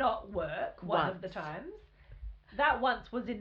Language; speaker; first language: English; native; English